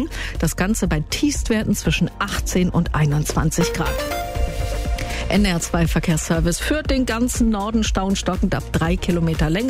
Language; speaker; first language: German; native; German